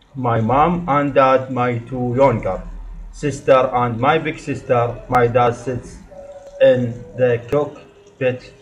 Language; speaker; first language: English; non-native, learner; Arabic